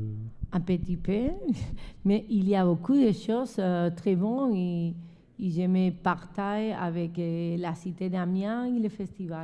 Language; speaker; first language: French; non-native, learner; Spanish